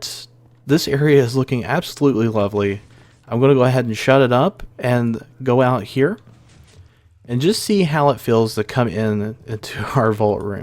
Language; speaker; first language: English; native; English